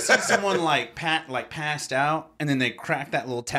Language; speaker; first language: English; native; English